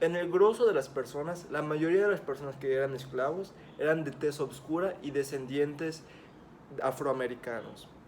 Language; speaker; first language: Spanish; native; Spanish